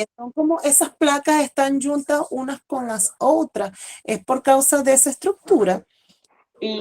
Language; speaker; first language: Portuguese; non-native, fluent; Spanish